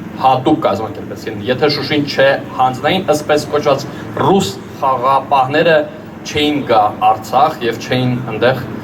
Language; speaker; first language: Armenian; native; Armenian